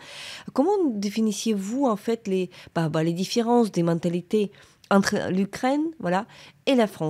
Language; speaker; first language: French; non-native, fluent; Ukrainian